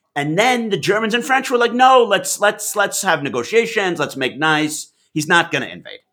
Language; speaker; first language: English; native; English